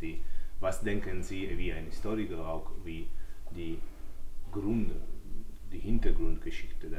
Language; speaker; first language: German; non-native, learner; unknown